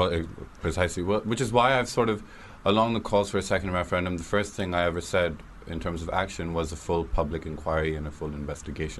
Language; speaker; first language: English; non-native, local second language; Urdu